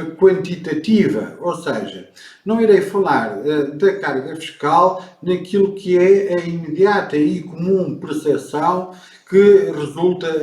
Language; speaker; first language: Portuguese; native; Portuguese